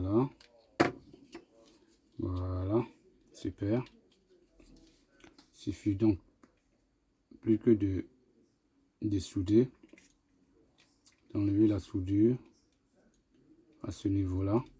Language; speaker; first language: French; native; French